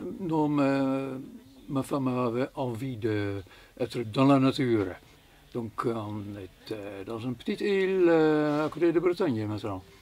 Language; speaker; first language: French; non-native, fluent; Dutch